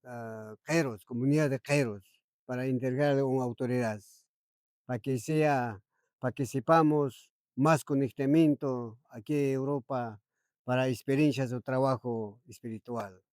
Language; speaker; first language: Spanish; non-native, local second language; Quechua